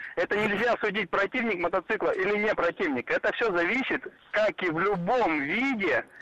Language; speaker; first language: Russian; native; Russian